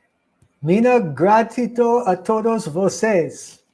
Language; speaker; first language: Portuguese; non-native, learner; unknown